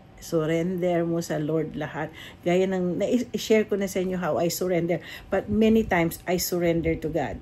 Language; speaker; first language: Filipino; native; Filipino